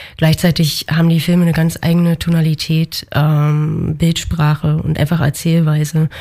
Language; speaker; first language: German; native; German